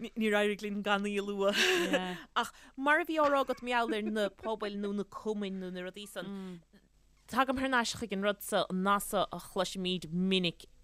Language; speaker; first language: Irish; native; Irish